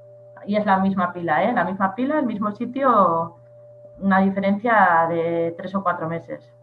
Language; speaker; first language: Spanish; native; Spanish